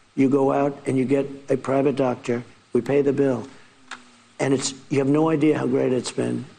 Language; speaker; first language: English; native; English